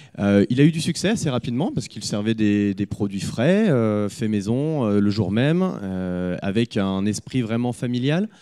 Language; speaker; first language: French; native; French